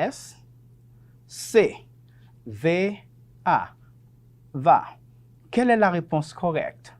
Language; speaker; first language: French; non-native, fluent; Spanish